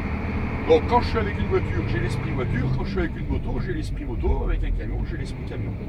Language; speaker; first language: French; native; French